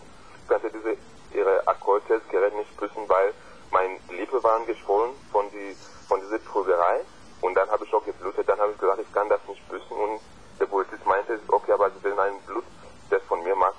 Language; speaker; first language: German; non-native, fluent; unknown